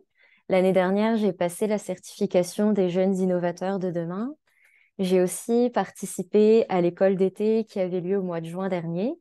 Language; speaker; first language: French; native; French